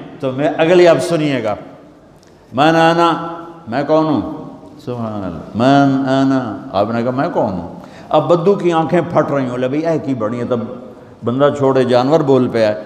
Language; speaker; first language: Urdu; non-native, local second language; Punjabi